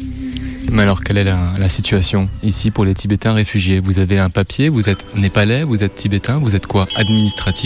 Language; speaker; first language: French; native; French